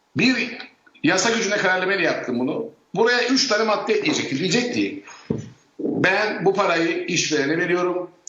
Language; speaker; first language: Turkish; native; Turkish